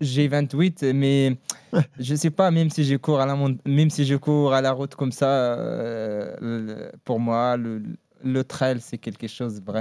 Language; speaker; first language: French; non-native, learner; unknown